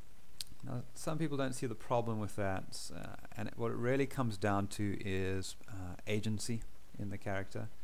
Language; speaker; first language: English; native; English